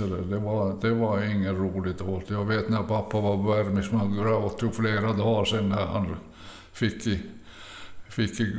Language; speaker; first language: Swedish; early bilingual, other home language; Finnish